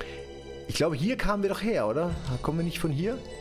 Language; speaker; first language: German; native; German